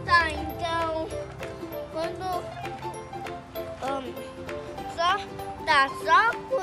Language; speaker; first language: Portuguese; early bilingual, heritage; Portuguese